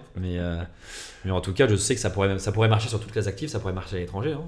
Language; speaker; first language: French; native; French